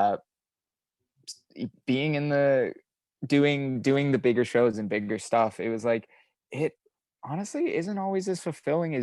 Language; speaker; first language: English; native; English